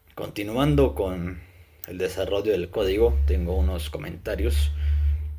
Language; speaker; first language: Spanish; native; Spanish